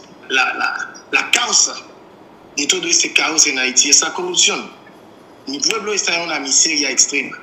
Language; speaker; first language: Spanish; non-native, fluent; Haitian Creole